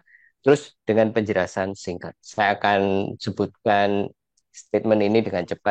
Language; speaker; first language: Indonesian; native; Indonesian